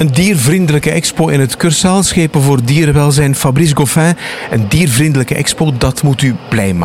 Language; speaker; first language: Dutch; native; Dutch